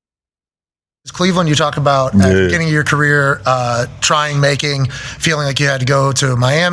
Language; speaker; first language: English; native; English